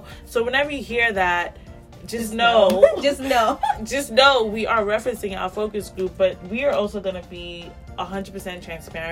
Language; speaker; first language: English; native; English